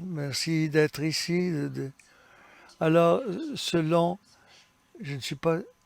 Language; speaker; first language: French; non-native, fluent; English